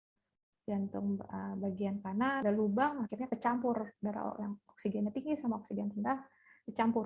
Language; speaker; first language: Indonesian; native; Indonesian